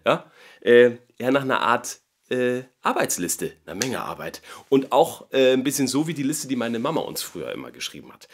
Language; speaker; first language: German; native; German